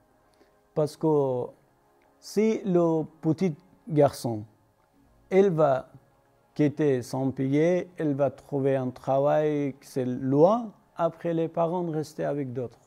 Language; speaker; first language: French; non-native, learner; Persian